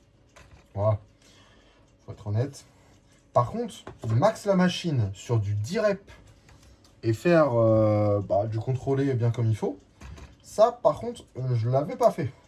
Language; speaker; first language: French; native; French